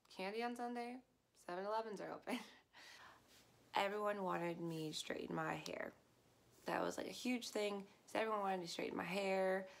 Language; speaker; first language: English; native; English